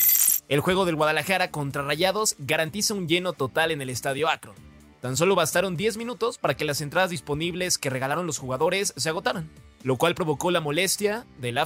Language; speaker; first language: Spanish; native; Spanish